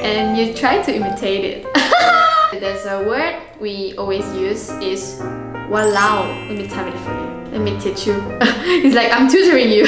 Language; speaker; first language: English; non-native, local second language; Chinese